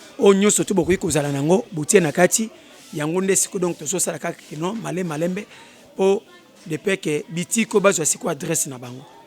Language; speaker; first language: Lingala; native; Lingala